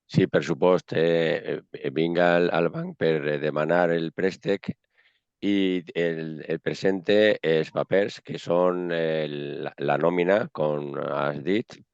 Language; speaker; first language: Catalan; non-native, local second language; Spanish